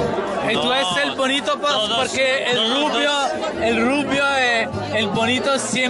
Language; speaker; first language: Spanish; non-native, learner; Italian